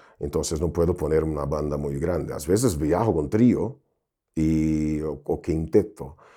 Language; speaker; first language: Spanish; non-native, fluent; Portuguese